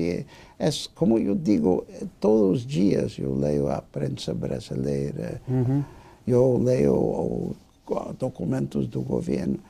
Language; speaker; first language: Portuguese; non-native, fluent; English